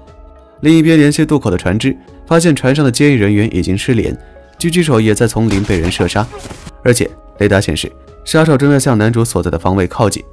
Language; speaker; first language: Chinese; native; Chinese